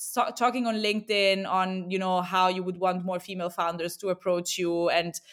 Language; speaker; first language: English; non-native, fluent; Italian